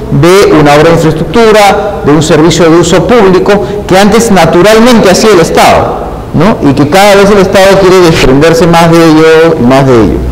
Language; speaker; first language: Spanish; native; Spanish